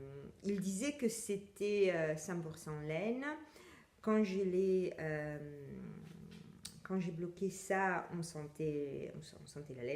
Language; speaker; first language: French; non-native, fluent; Italian